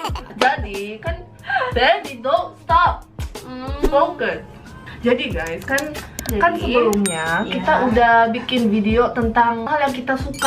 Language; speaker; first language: Indonesian; early bilingual, heritage; Korean